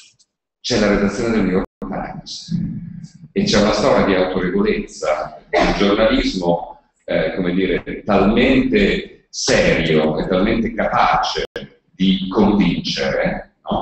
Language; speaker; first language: Italian; native; Italian